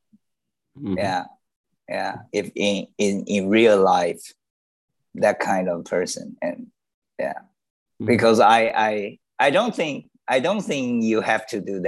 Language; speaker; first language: English; non-native, learner; Chinese